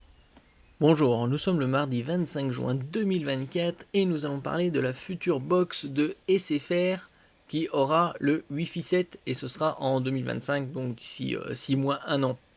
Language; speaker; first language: French; native; French